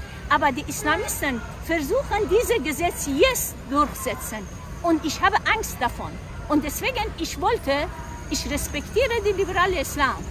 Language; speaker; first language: German; non-native, fluent; Persian